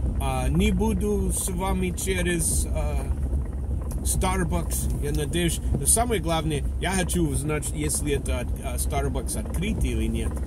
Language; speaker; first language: Russian; non-native, fluent; English